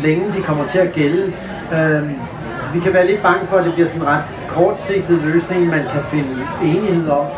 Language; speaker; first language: Danish; native; Danish